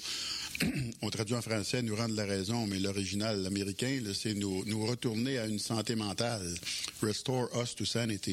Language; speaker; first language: French; native; French